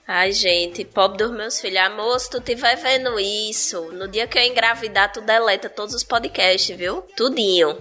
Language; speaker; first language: Portuguese; native; Portuguese